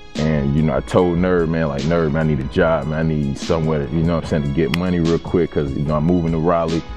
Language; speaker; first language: English; native; English